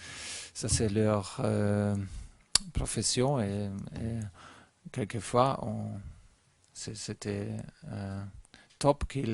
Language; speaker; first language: French; non-native, learner; German